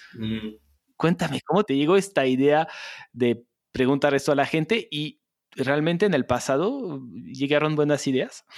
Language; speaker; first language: Spanish; non-native, fluent; French